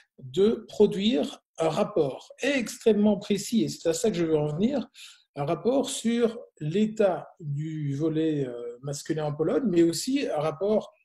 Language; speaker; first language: French; native; French